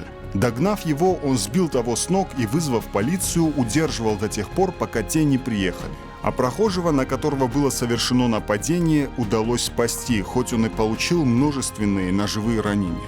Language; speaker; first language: Russian; native; Russian